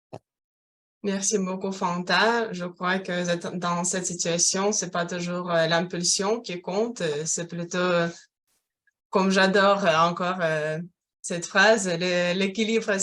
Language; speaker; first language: French; non-native, fluent; Russian